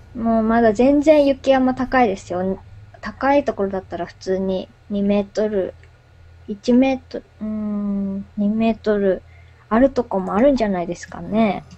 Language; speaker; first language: Japanese; native; Japanese